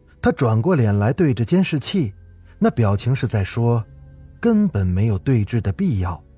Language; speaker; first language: Chinese; native; Chinese